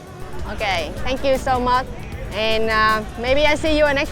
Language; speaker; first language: English; non-native, fluent; Vietnamese